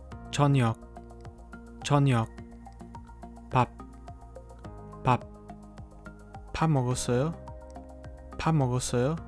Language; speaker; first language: Korean; non-native, fluent; English